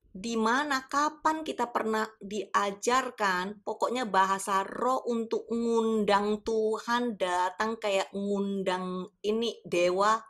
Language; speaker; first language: Indonesian; native; Indonesian